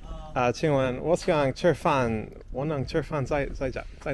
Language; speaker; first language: Chinese; non-native, learner; English